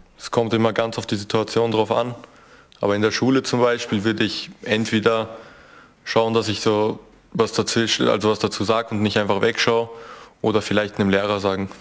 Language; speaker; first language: German; early bilingual, other home language; Albanian